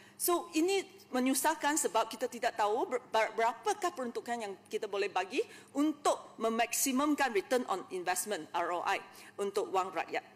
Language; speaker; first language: Malay; non-native, local second language; Chinese